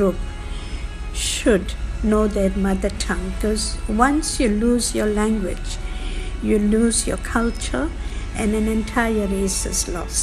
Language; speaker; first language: English; non-native, local second language; Tamil